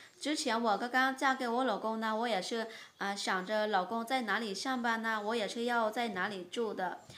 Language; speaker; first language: Chinese; non-native, fluent; Lao